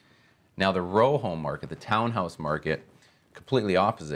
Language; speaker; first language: English; native; English